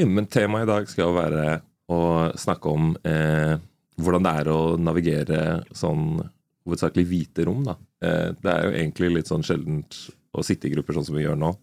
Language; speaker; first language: Norwegian; early bilingual, other home language; Nigerian Pidgin